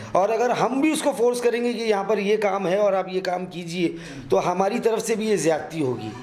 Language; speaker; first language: Hindi; non-native, local second language; Urdu